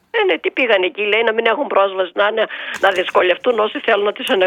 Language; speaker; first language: Greek; native; Greek